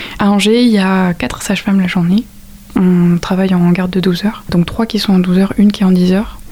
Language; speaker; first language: French; native; French